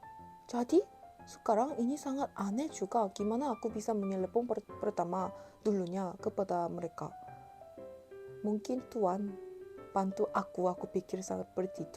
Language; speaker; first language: Indonesian; non-native, learner; Korean